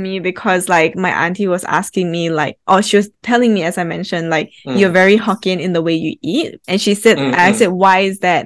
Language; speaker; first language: English; native; English